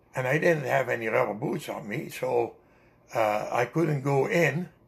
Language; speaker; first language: English; non-native, fluent; Dutch